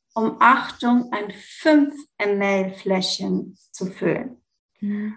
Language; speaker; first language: German; early bilingual, heritage; Greek